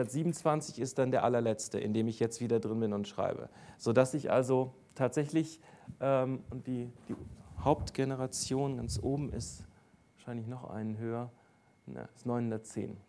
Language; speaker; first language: German; native; German